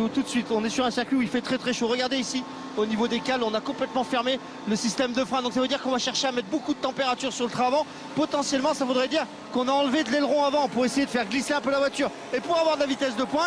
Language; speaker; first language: French; native; French